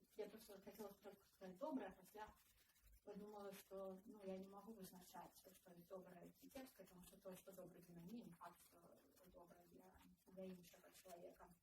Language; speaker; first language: Belarusian; non-native, local second language; Russian